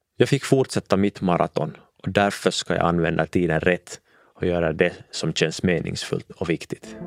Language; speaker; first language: Swedish; non-native, local second language; Finnish